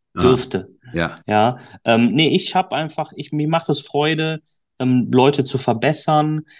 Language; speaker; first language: German; native; German